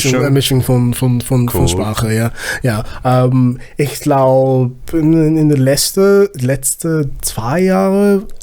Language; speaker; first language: German; non-native, learner; Zulu